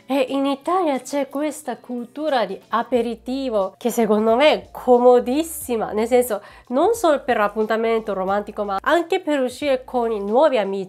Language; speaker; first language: Italian; non-native, fluent; Japanese